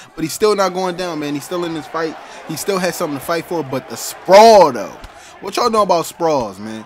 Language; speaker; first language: English; native; English